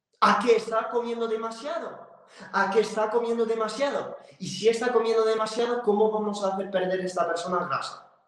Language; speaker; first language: Spanish; non-native, fluent; French